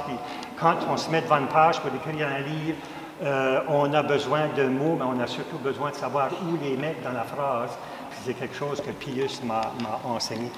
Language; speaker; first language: French; native; French